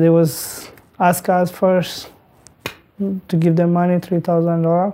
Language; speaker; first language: English; non-native, learner; Tigrinya